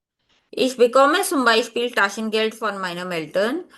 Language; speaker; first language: German; non-native, fluent; Hindi